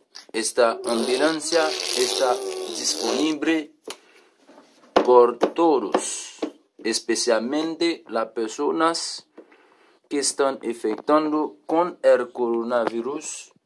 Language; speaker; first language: Spanish; non-native, learner; Haitian Creole